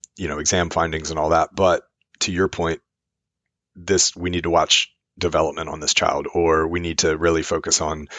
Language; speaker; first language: English; native; English